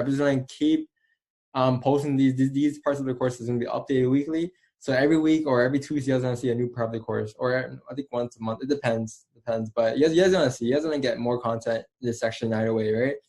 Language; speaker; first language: English; native; English